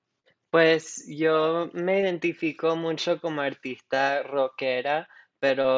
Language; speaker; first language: Spanish; non-native, local second language; English